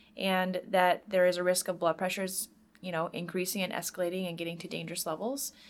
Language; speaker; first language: English; native; English